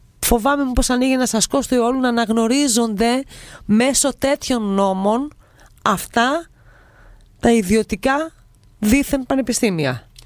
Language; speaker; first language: Greek; native; Greek